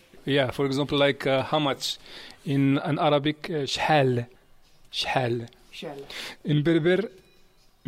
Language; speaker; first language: English; non-native, learner; Arabic